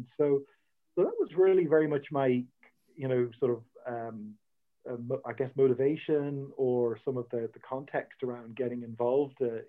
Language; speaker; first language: English; native; English